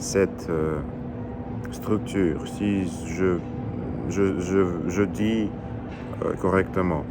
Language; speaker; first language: French; non-native, learner; Russian